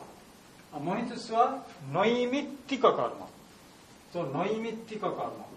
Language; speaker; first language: Japanese; non-native, learner; Bangla